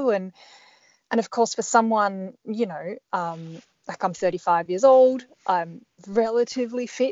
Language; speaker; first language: English; native; English